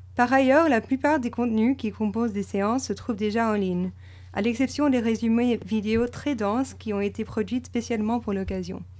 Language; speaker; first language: French; non-native, fluent; English